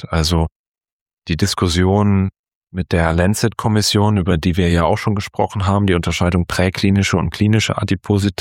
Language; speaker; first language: German; native; German